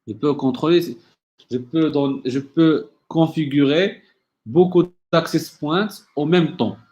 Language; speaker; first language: French; non-native, local second language; Arabic